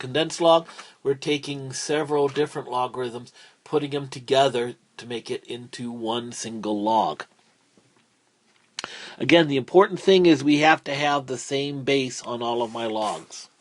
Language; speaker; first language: English; native; English